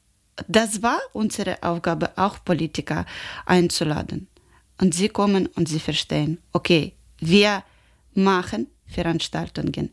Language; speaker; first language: German; non-native, learner; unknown